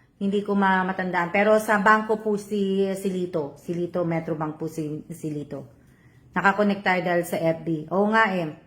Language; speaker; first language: Filipino; native; Filipino